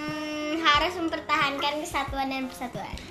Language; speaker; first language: Indonesian; native; Indonesian